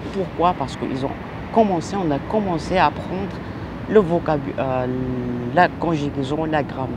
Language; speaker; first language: French; non-native, local second language; Arabic